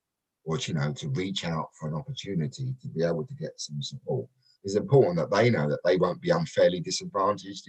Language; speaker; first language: English; native; English